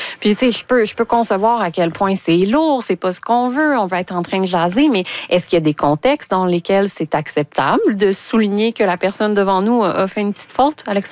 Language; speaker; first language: French; native; French